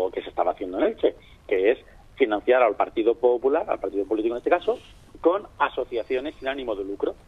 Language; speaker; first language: Spanish; native; Spanish